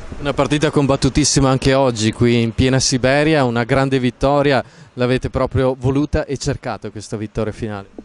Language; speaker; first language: Italian; native; Italian